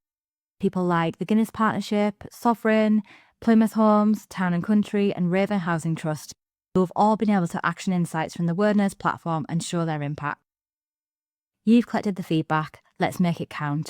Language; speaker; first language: English; native; English